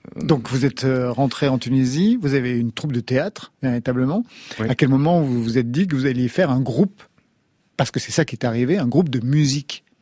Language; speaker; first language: French; native; French